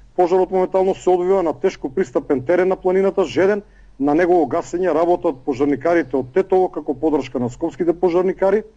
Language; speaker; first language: Macedonian; native; Macedonian